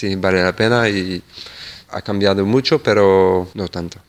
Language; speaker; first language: Spanish; non-native, fluent; French